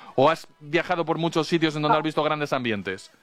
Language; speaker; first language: Spanish; native; Spanish